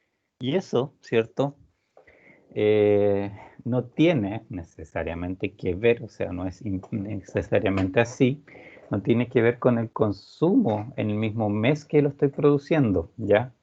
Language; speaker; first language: Spanish; native; Spanish